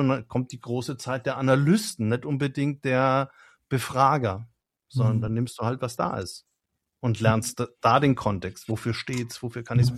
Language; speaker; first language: German; native; German